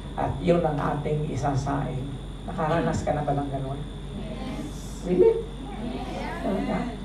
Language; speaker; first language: Filipino; non-native, local second language; Cebuano